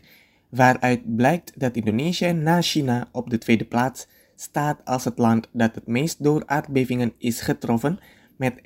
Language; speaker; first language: Dutch; non-native, fluent; Indonesian